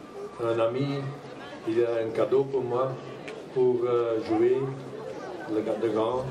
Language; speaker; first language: French; non-native, learner; Dutch